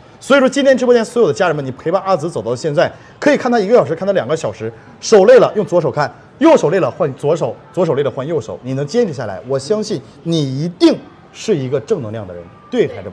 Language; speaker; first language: Chinese; native; Chinese